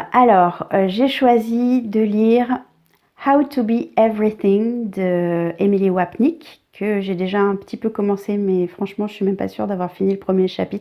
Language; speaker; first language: French; native; French